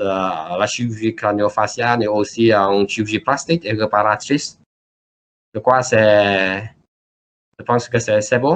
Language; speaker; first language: French; non-native, learner; Vietnamese